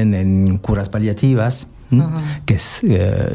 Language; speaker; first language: Catalan; non-native, learner; French